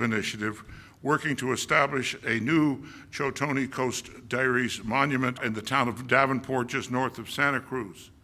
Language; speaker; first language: English; native; English